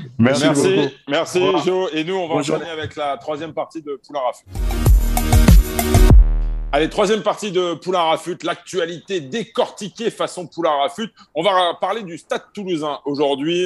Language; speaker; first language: French; native; French